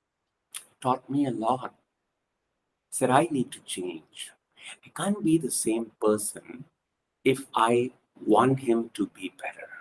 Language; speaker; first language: English; non-native, local second language; Punjabi